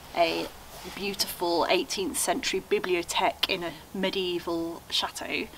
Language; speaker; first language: English; native; English